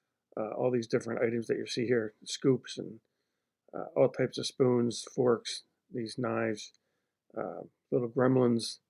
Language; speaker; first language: English; native; English